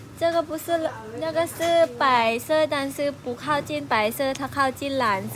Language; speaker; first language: Chinese; non-native, learner; Lao